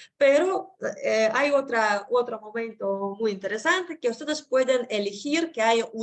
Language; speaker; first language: Spanish; non-native, fluent; Russian